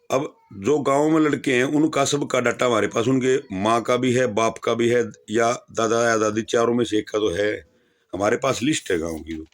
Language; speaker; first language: Hindi; native; Hindi